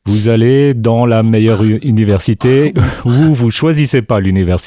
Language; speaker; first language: French; native; French